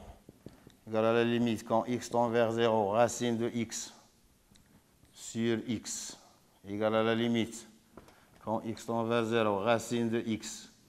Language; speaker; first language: French; non-native, local second language; Arabic